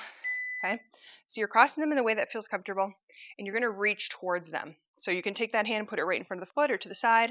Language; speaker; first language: English; native; English